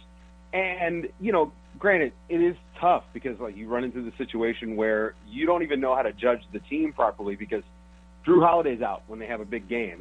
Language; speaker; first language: English; native; English